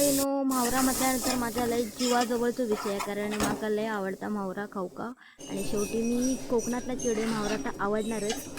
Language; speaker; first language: Marathi; non-native, local second language; Konkani